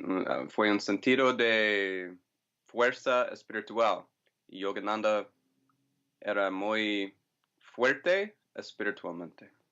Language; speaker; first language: Spanish; non-native, fluent; English